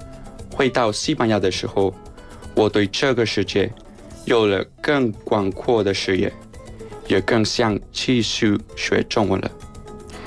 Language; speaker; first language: Chinese; non-native, learner; Spanish